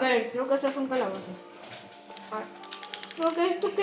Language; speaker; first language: Spanish; native; Spanish